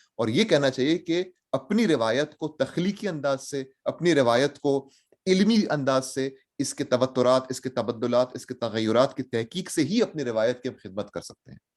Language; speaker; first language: Urdu; non-native, local second language; Pashto